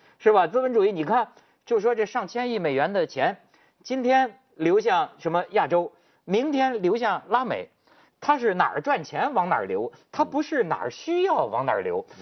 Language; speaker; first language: Chinese; native; Chinese